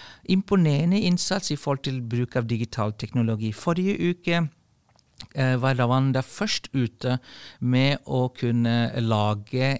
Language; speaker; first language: Norwegian; non-native, fluent; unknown